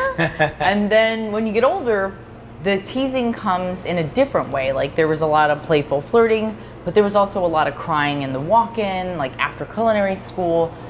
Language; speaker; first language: English; native; English